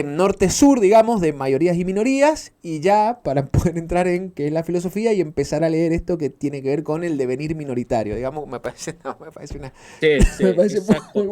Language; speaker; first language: Spanish; native; Spanish